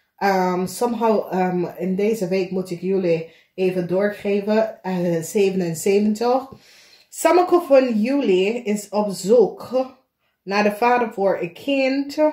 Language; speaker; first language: Dutch; non-native, fluent; English